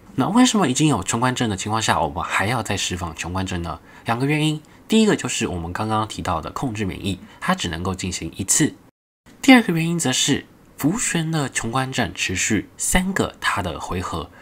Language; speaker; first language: Chinese; native; Chinese